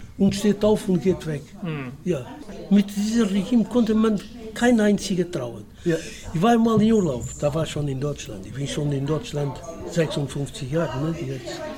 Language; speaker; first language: German; non-native, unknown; Portuguese